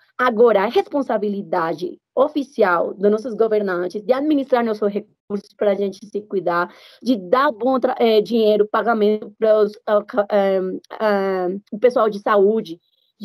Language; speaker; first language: Portuguese; non-native, fluent; Spanish